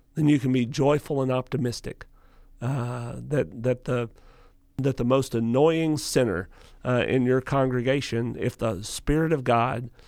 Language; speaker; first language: English; native; English